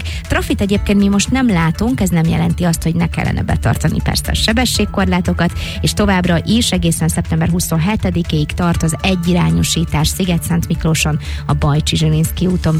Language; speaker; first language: Hungarian; native; Hungarian